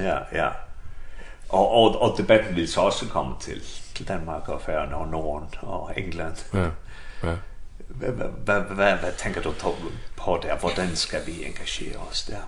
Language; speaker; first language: Danish; non-native, local second language; Faroese